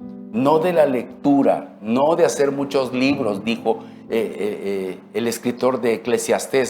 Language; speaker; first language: Spanish; native; Spanish